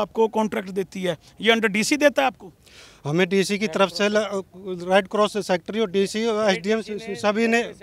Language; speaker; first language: Hindi; non-native, local second language; Punjabi